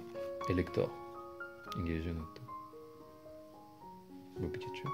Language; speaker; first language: Turkish; non-native, learner; French